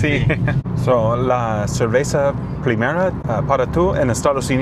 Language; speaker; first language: Spanish; non-native, learner; English